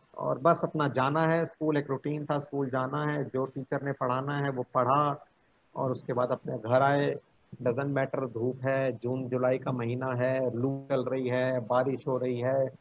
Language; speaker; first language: Hindi; native; Hindi